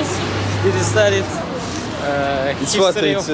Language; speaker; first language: English; non-native, learner; Kazakh